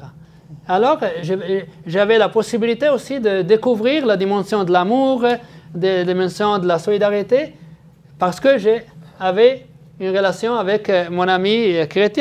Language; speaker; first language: French; non-native, fluent; Arabic